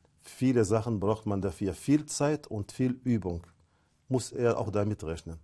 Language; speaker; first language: German; non-native, fluent; Arabic